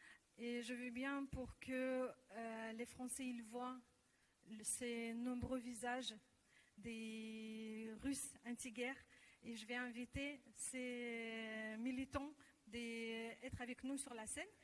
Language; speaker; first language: French; non-native, learner; Russian